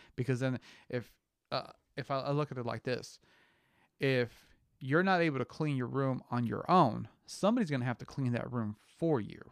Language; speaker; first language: English; early bilingual, other home language; Spanish